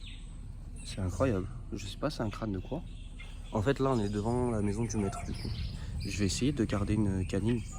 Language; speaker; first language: French; native; French